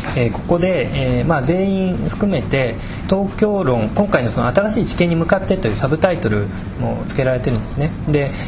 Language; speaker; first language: Japanese; native; Japanese